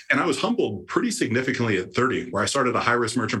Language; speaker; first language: English; native; English